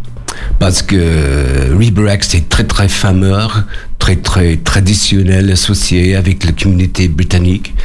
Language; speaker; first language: French; non-native, learner; English